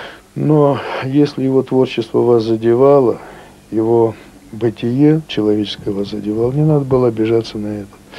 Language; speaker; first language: Russian; native; Russian